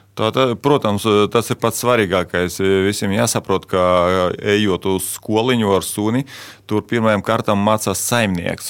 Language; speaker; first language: Latvian; non-native, local second language; Russian